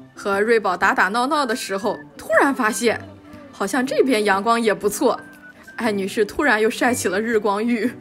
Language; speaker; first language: Chinese; native; Chinese